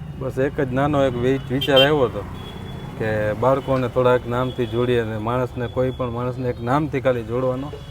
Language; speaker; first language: Gujarati; non-native, local second language; Sindhi